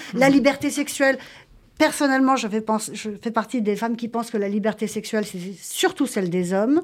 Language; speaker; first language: French; native; French